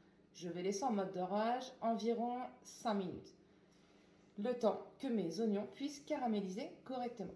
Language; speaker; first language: French; native; French